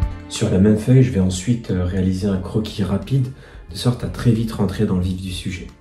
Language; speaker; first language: French; native; French